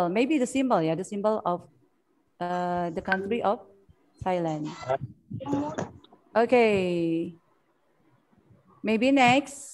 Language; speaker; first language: English; non-native, fluent; Indonesian